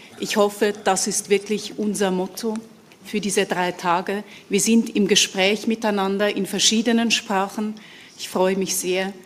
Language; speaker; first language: German; early bilingual, other home language; Hungarian